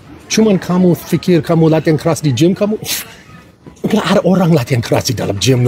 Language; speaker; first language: Indonesian; non-native, fluent; English